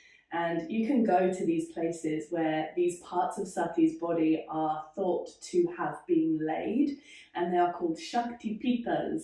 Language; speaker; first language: English; native; English